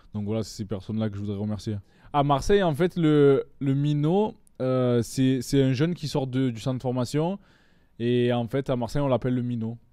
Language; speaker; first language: French; native; French